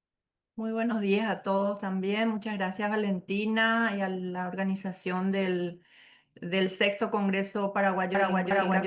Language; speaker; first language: Spanish; native; Spanish